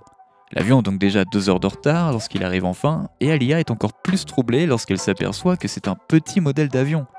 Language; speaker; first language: French; native; French